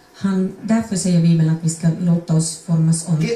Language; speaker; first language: Swedish; non-native, fluent; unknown